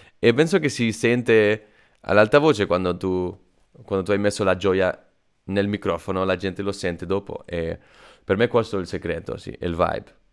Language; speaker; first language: Italian; non-native, fluent; Spanish